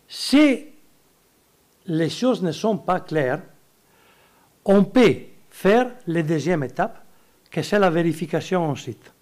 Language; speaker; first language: French; non-native, learner; Italian